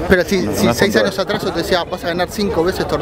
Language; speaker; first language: Spanish; native; Spanish